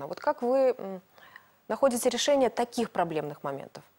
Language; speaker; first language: Russian; native; Russian